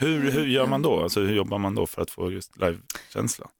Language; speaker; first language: Swedish; native; Swedish